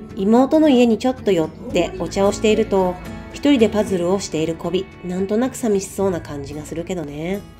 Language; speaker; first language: Japanese; native; Japanese